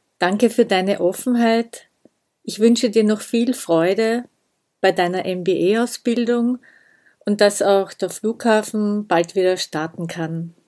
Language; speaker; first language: German; native; German